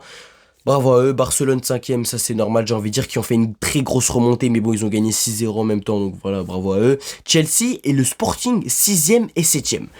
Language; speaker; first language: French; native; French